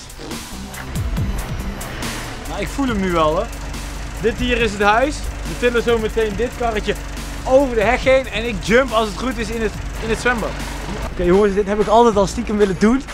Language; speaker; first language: Dutch; native; Dutch